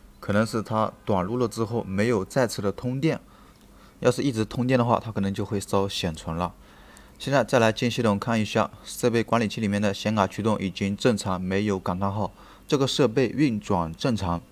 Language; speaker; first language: Chinese; native; Chinese